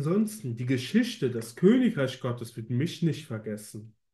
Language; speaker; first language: German; native; German